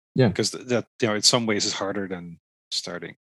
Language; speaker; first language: English; non-native, fluent; Dutch